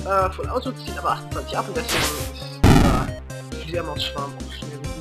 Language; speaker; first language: German; native; German